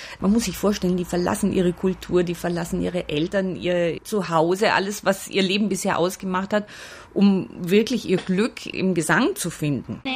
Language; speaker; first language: German; native; German